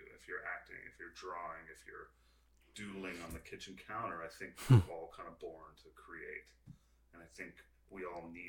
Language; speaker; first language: English; native; English